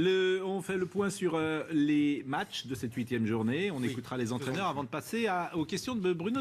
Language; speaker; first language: French; native; French